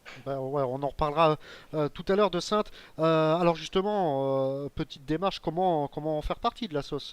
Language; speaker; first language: French; native; French